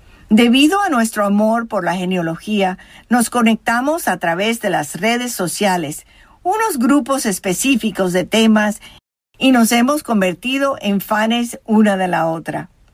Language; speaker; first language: Spanish; early bilingual, heritage; Spanish